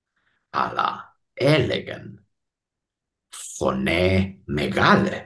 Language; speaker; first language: Greek; non-native, learner; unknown